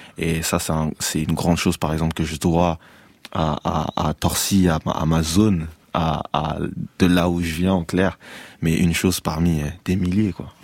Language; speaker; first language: French; native; French